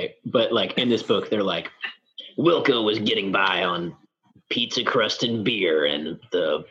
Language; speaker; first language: English; native; English